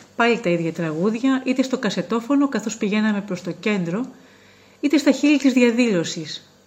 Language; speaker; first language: Greek; native; Greek